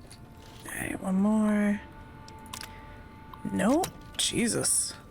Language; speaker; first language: English; native; English